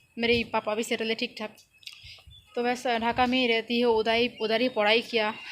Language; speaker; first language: Urdu; non-native, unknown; Bangla